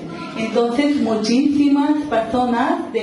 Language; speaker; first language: Spanish; non-native, local second language; Urdu